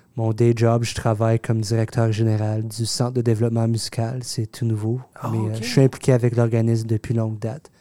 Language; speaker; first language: French; native; French